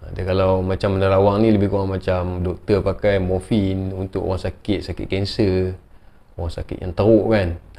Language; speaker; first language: Malay; native; Malay